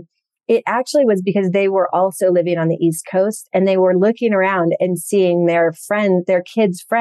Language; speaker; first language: English; native; English